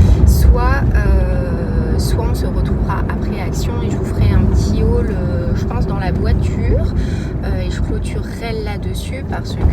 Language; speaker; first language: French; native; French